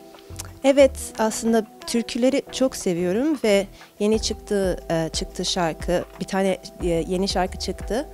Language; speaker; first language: Turkish; early bilingual, heritage; Turkish